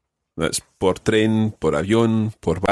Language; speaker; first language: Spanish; non-native, fluent; English